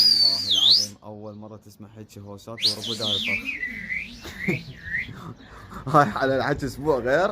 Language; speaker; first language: Arabic; native; Arabic